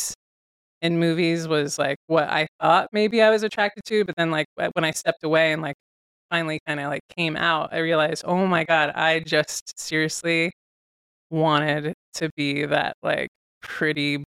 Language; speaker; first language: English; native; English